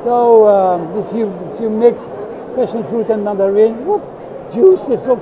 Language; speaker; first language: English; non-native, fluent; French